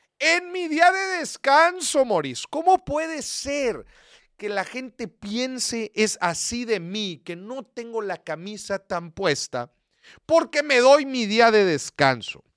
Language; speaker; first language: Spanish; native; Spanish